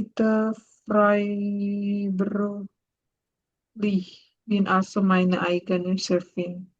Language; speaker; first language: German; non-native, learner; Indonesian